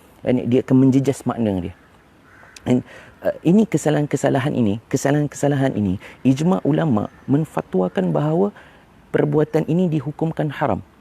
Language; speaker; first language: Malay; native; Malay